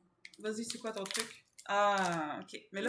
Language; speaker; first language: French; native; French